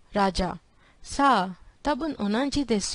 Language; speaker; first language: Japanese; non-native, fluent; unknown